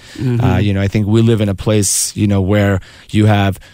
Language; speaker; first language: English; early bilingual, other home language; Persian